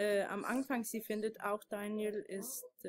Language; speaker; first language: German; non-native, learner; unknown